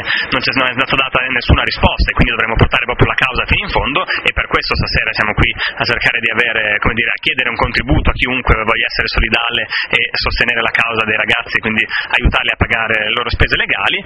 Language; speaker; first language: Italian; native; Italian